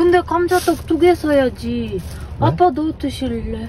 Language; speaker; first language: Korean; non-native, learner; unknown